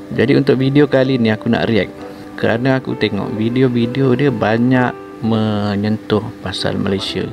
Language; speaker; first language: Malay; native; Malay